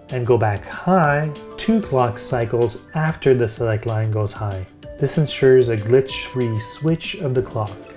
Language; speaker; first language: English; native; English